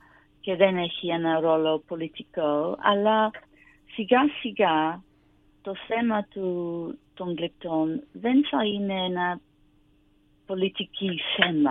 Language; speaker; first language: Greek; non-native, learner; English